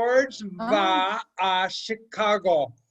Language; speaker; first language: Spanish; non-native, fluent; English